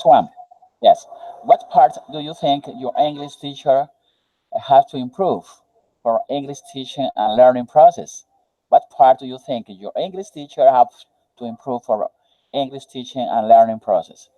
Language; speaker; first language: English; non-native, learner; Spanish